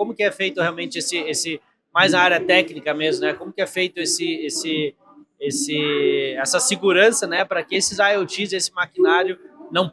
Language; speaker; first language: Portuguese; native; Portuguese